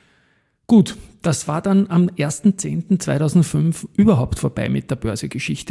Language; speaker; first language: German; native; German